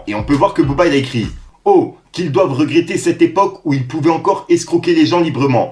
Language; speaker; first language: French; native; French